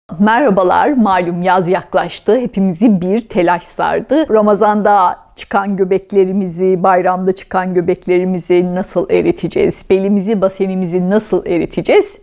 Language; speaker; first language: Turkish; native; Turkish